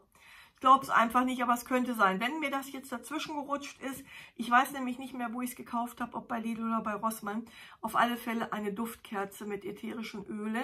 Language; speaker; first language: German; native; German